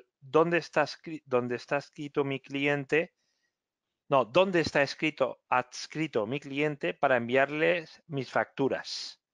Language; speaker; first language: Spanish; native; Spanish